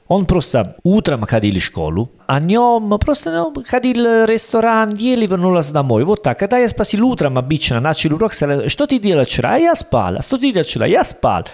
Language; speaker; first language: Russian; non-native, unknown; Italian